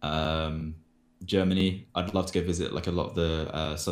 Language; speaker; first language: English; native; English